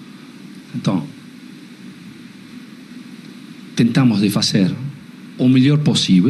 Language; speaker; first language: Portuguese; non-native, learner; Spanish